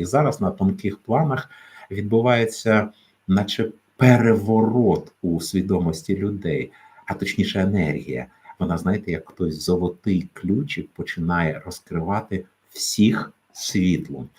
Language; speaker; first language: Ukrainian; native; Ukrainian